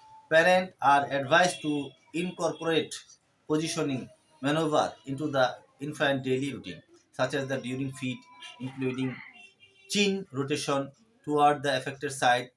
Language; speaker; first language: English; non-native, local second language; Bangla